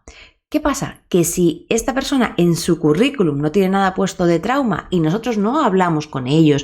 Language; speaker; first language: Spanish; native; Spanish